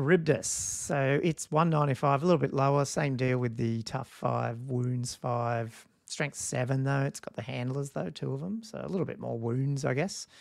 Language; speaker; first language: English; native; English